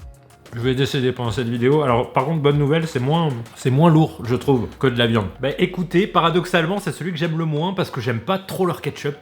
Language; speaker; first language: French; native; French